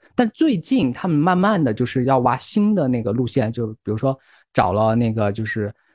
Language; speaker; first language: Chinese; native; Chinese